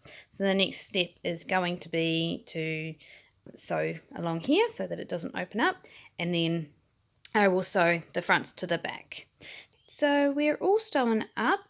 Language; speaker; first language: English; native; English